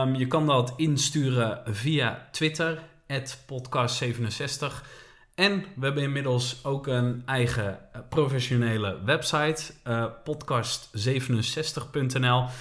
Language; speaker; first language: Dutch; native; Dutch